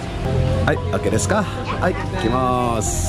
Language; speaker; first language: Japanese; non-native, fluent; Indonesian